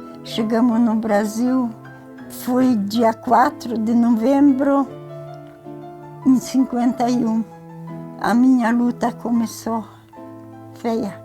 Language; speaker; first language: Portuguese; early bilingual, other home language; Ukrainian